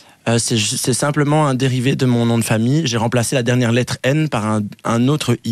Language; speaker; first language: French; native; French